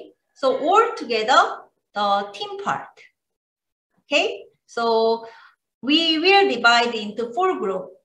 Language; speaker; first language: English; non-native, learner; Korean